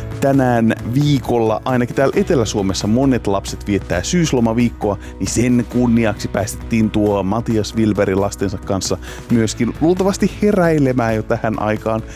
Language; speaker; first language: Finnish; native; Finnish